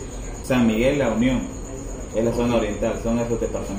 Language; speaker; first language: Spanish; native; Spanish